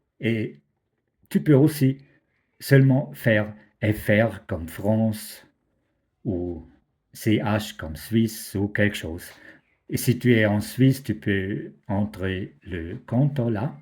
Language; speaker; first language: French; non-native, fluent; German